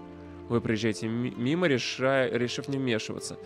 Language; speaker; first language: Russian; native; Russian